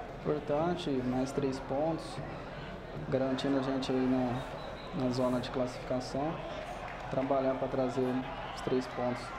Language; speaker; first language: Portuguese; native; Portuguese